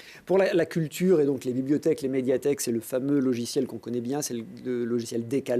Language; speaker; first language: French; native; French